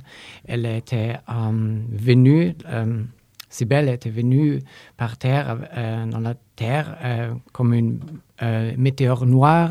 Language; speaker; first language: French; non-native, learner; Polish